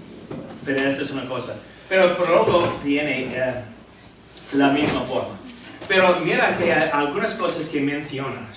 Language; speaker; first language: Spanish; non-native, fluent; English